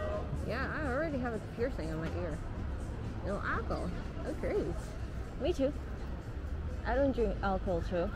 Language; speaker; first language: English; non-native, fluent; Korean